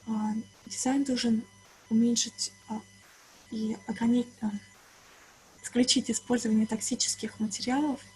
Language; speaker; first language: Russian; native; Russian